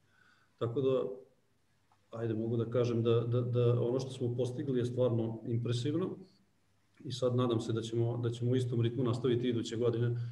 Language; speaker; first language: Serbian; native; Serbian